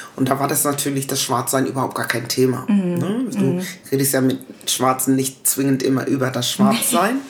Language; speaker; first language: German; early bilingual, other home language; English